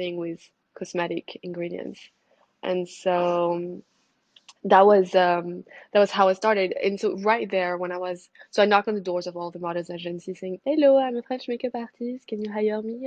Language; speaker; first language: English; non-native, fluent; French